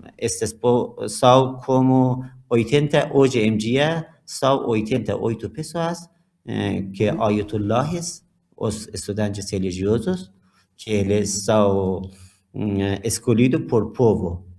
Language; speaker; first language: Portuguese; non-native, learner; Persian